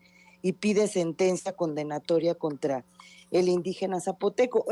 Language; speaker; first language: Spanish; native; Spanish